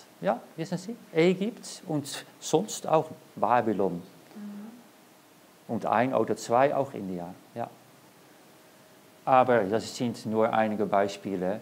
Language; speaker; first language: German; non-native, learner; Dutch